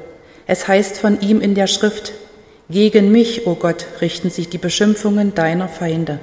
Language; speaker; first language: German; native; German